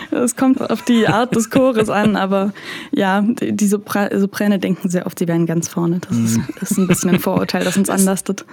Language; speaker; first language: German; native; German